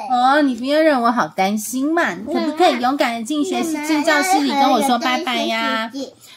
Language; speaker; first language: Chinese; native; Chinese